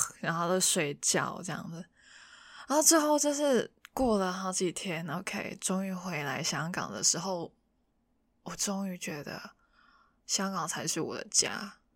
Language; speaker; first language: Chinese; non-native, local second language; Cantonese